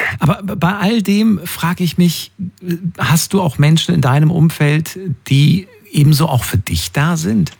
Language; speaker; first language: German; native; German